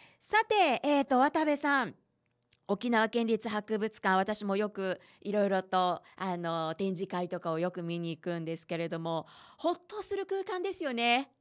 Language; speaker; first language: Japanese; native; Japanese